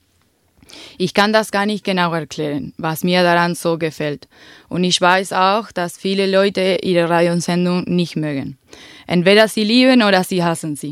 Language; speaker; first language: German; non-native, fluent; Spanish